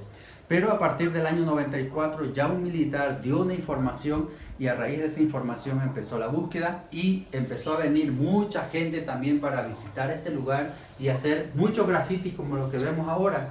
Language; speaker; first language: Spanish; native; Spanish